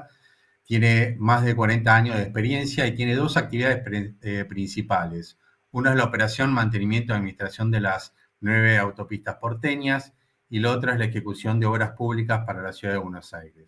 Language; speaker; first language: Spanish; native; Spanish